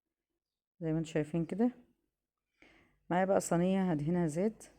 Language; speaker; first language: Arabic; native; Arabic